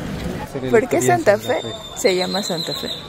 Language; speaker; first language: Spanish; native; Spanish